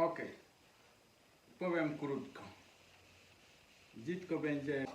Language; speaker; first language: Polish; non-native, learner; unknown